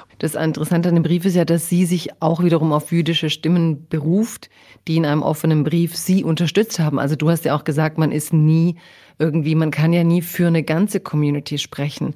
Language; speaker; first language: German; early bilingual, other home language; Croatian